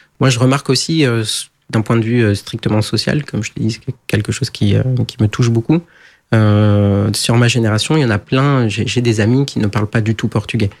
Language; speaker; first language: French; early bilingual, other home language; Portuguese